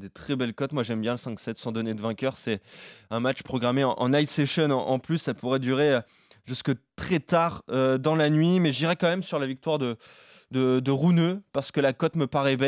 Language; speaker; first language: French; native; French